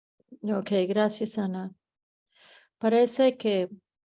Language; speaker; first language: Spanish; early bilingual, heritage; Spanish